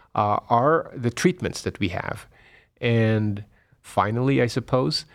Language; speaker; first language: English; non-native, local second language; Filipino